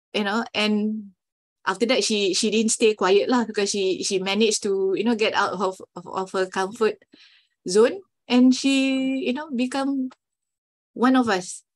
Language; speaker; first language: English; non-native, local second language; Malay